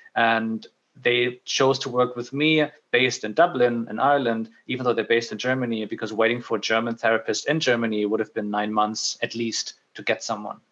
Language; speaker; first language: English; non-native, fluent; German